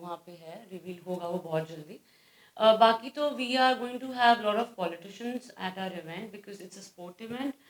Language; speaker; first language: Hindi; native; Hindi